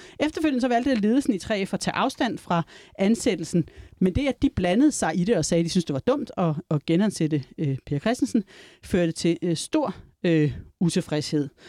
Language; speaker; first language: Danish; native; Danish